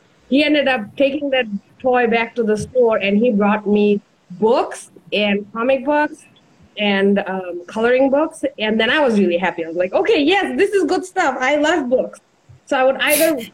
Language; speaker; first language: English; non-native, local second language; Bangla